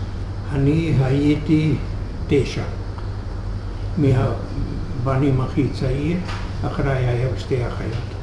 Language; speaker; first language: Hebrew; non-native, fluent; Hungarian